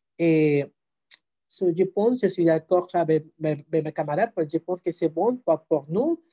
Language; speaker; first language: French; non-native, learner; Spanish